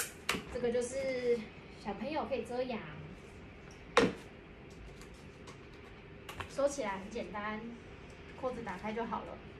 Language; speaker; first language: Chinese; native; Chinese